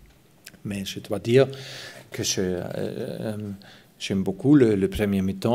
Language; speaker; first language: French; non-native, fluent; German